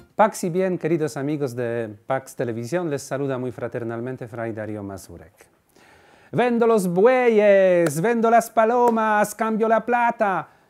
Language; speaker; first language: Spanish; non-native, fluent; Polish